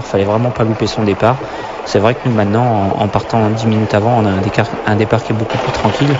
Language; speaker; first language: French; native; French